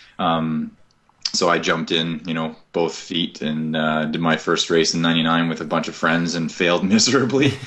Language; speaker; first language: English; native; English